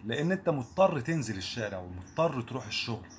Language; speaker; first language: Arabic; native; Arabic